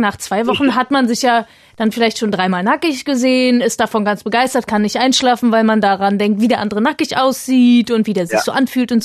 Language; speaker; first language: German; native; German